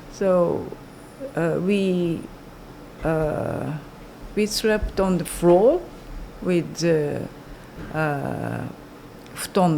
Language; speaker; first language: English; non-native, learner; Japanese